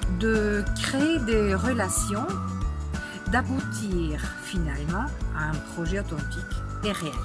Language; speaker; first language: French; non-native, fluent; Italian